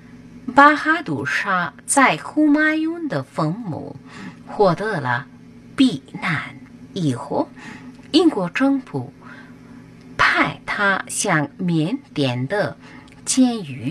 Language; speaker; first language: Chinese; non-native, fluent; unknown